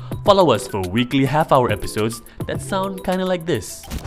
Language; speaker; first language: English; non-native, local second language; Malay